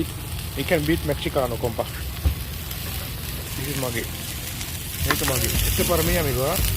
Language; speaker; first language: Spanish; non-native, learner; Sinhala